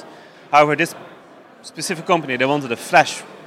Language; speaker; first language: English; non-native, fluent; Dutch